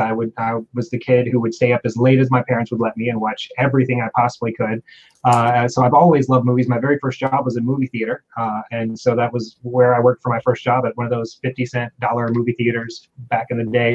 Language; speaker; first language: English; native; English